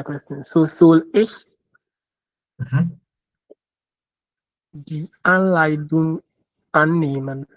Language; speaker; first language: German; non-native, learner; Akan